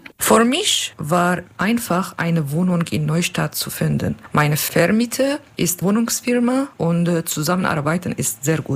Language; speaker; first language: German; non-native, learner; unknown